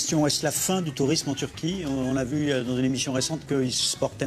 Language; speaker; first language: French; native; French